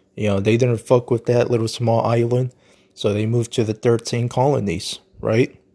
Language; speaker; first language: English; native; English